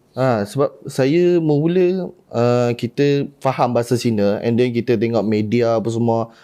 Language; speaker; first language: Malay; non-native, local second language; Chinese